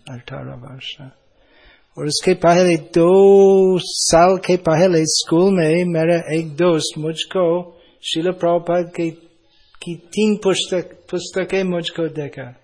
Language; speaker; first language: Hindi; non-native, fluent; English